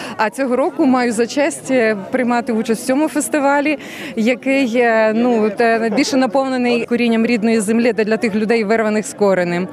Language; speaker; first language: Ukrainian; native; Ukrainian